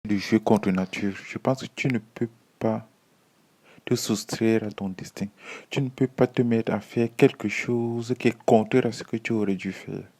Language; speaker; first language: French; native; French